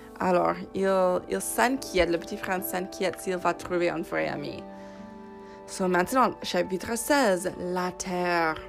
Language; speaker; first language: French; non-native, fluent; English